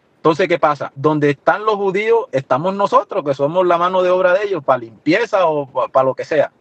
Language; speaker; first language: Spanish; native; Spanish